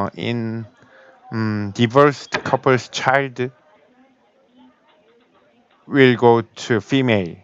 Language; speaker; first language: English; non-native, learner; Korean